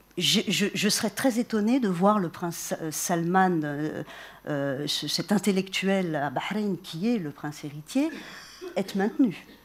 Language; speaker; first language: French; native; French